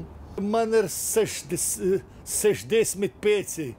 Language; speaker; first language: Latvian; non-native, learner; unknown